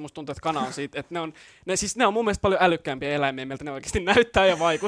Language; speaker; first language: Finnish; native; Finnish